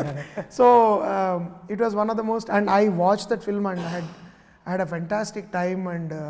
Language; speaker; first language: Telugu; native; Telugu